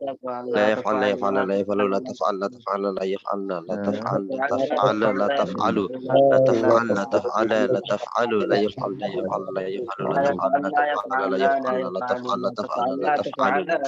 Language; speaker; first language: Arabic; non-native, learner; Bangla